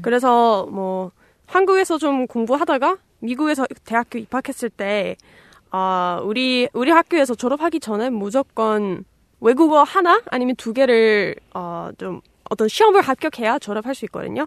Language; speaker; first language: Korean; non-native, fluent; English